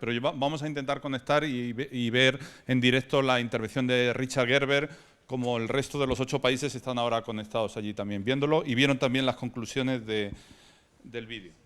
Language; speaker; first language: Spanish; native; Spanish